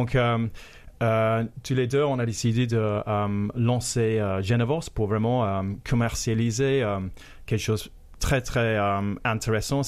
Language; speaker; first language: French; non-native, fluent; English